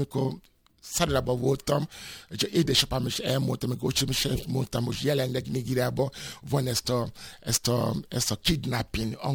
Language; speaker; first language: Hungarian; non-native, fluent; Yoruba